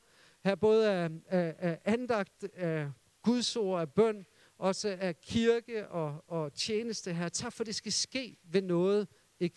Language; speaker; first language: Danish; native; Danish